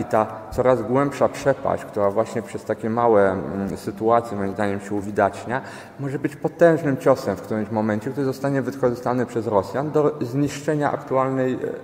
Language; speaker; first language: Polish; native; Polish